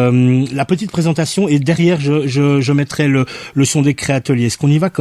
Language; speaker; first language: French; native; French